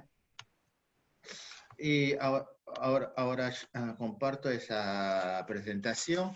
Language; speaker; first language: Spanish; non-native, fluent; Japanese